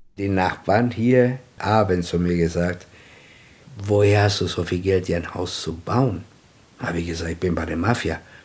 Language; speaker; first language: German; non-native, fluent; Italian